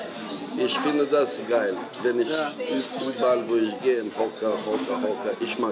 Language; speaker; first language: German; non-native, learner; Albanian